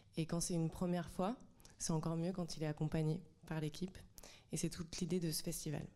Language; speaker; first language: French; native; French